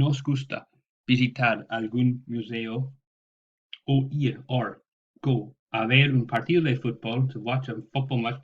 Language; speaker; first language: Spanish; non-native, fluent; English